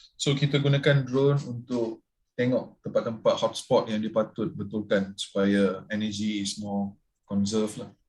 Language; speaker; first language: Malay; non-native, local second language; Tamil